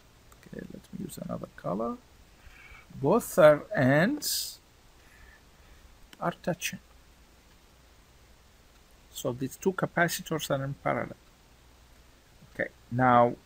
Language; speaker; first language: English; non-native, fluent; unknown